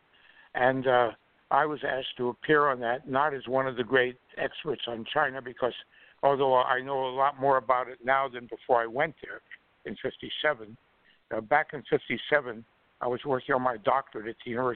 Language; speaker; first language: English; native; English